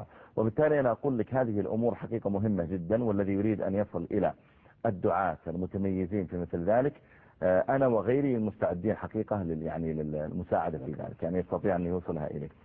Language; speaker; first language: Arabic; native; Arabic